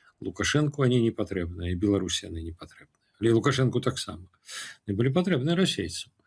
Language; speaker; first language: Belarusian; non-native, local second language; Russian